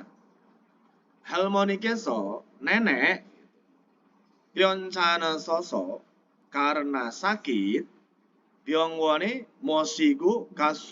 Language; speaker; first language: Korean; non-native, fluent; Indonesian